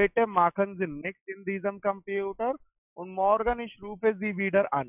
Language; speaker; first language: German; non-native, learner; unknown